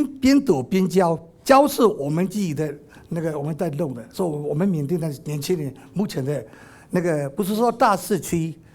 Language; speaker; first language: Chinese; non-native, fluent; Burmese